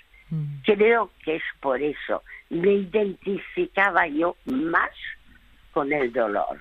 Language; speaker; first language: Spanish; early bilingual, other home language; French